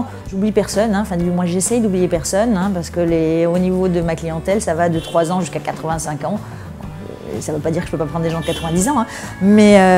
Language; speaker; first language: French; native; French